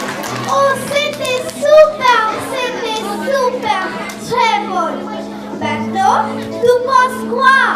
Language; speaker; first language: French; non-native, learner; Bangla